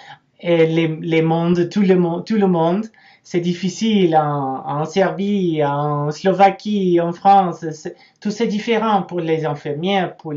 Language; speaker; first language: French; non-native, learner; English